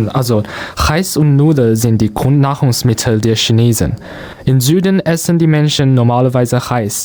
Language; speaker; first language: German; non-native, learner; Chinese